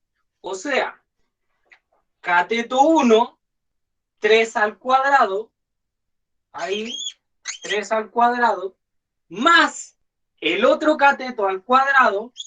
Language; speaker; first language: Spanish; native; Spanish